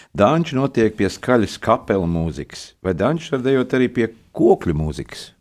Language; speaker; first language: Latvian; native; Latvian